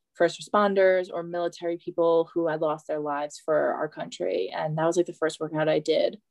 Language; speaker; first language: English; native; English